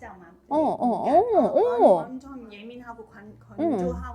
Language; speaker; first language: Korean; non-native, fluent; Chinese